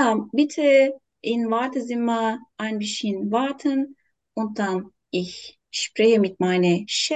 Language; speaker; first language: German; non-native, learner; Turkish